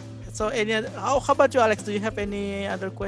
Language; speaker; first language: English; non-native, fluent; Indonesian